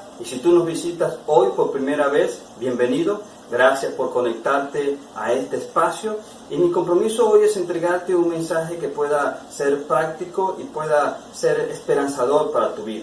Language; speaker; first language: Spanish; native; Spanish